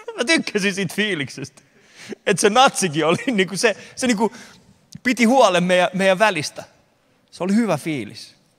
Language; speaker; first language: Finnish; early bilingual, other home language; Persian